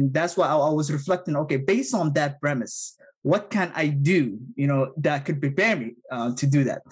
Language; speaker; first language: English; non-native, fluent; Somali